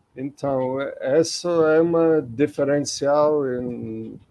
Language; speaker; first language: Portuguese; non-native, fluent; English